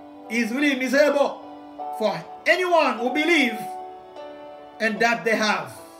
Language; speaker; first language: English; non-native, learner; Haitian Creole